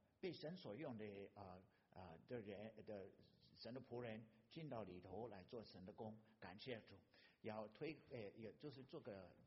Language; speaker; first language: Chinese; non-native, fluent; English